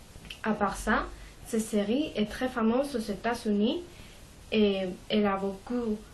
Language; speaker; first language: French; non-native, learner; Spanish